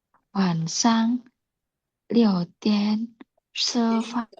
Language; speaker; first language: Chinese; non-native, learner; Indonesian